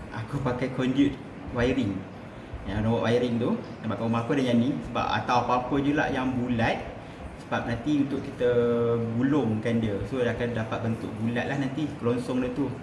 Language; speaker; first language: Malay; native; Malay